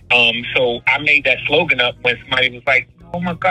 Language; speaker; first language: English; native; English